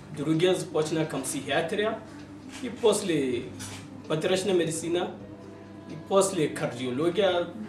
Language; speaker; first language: Bulgarian; non-native, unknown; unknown